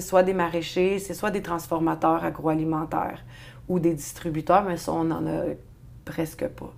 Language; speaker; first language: French; native; French